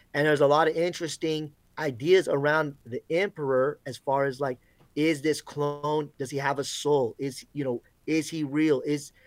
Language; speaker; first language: English; native; English